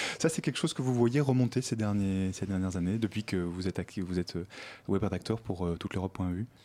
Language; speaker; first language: French; native; French